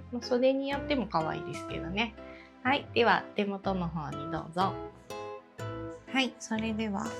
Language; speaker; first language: Japanese; native; Japanese